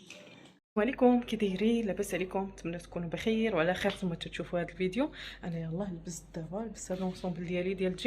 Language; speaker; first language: Arabic; native; Arabic